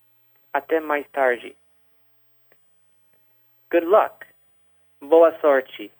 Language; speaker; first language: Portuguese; non-native, fluent; English